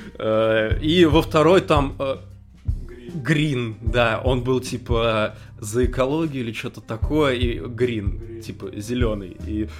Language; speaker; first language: Russian; native; Russian